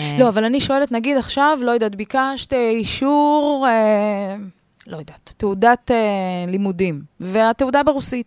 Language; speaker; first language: Hebrew; native; Hebrew